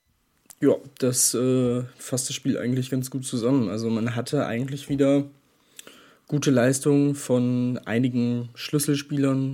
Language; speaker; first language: German; native; German